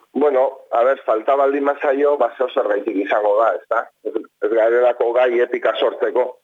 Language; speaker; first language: Basque; non-native, local second language; Spanish